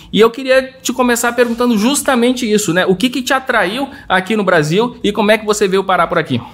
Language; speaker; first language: Portuguese; native; Portuguese